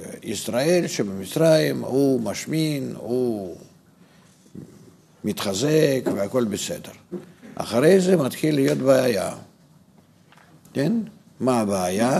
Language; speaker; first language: Hebrew; non-native, fluent; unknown